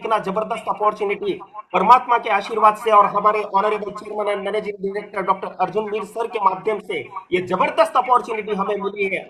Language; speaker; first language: Hindi; non-native, local second language; Marathi